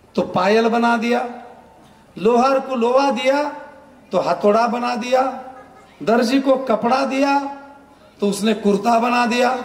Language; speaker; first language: Hindi; non-native, local second language; Marathi